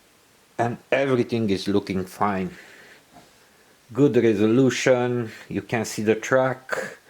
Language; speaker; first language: English; non-native, learner; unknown